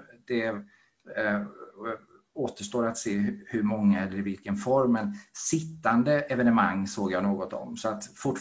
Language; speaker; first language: Swedish; native; Swedish